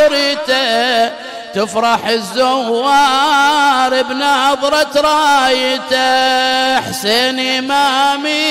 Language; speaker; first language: Arabic; native; Arabic